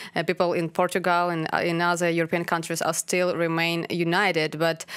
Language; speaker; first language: English; non-native, fluent; Ukrainian